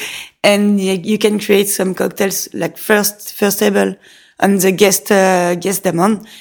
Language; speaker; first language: English; non-native, fluent; French